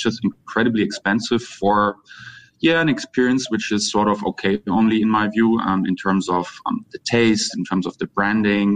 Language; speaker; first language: English; non-native, fluent; German